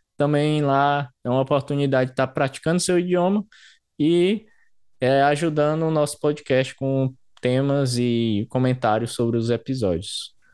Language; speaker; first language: Portuguese; native; Portuguese